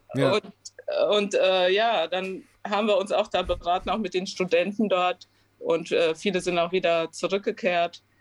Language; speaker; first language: German; early bilingual, other home language; Romanian